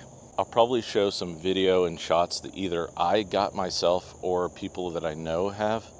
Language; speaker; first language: English; native; English